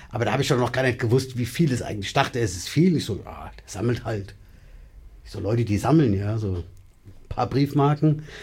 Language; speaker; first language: German; native; German